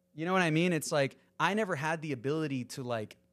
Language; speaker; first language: English; early bilingual, other home language; Spanish